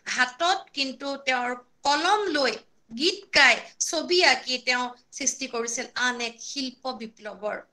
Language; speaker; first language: Assamese; native; Assamese